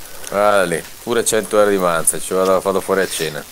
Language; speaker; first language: Italian; native; Italian